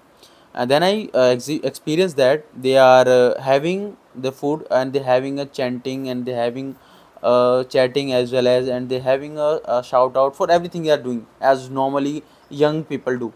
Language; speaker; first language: English; non-native, local second language; Hindi